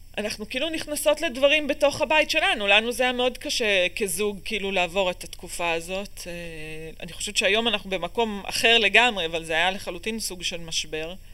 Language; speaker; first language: Hebrew; native; Hebrew